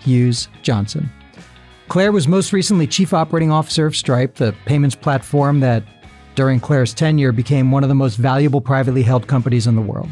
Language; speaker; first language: English; native; English